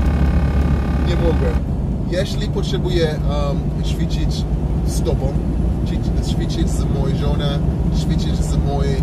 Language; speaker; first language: Polish; non-native, learner; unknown